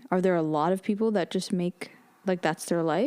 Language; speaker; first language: English; native; English